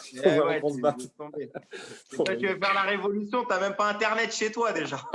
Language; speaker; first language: French; native; French